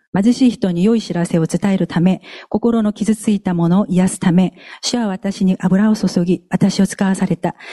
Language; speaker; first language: Japanese; non-native, fluent; Korean